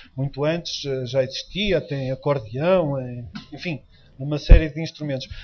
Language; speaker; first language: Portuguese; native; Portuguese